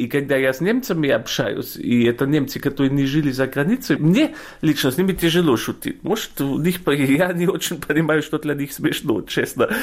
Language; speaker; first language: Russian; non-native, fluent; German